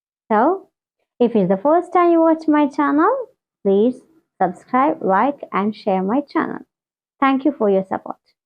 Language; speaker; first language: English; non-native, local second language; Malayalam